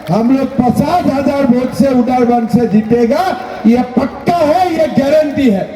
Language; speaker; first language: Hindi; non-native, local second language; Bangla